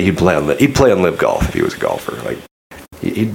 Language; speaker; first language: English; native; English